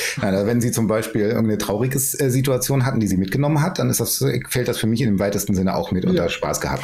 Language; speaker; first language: German; native; German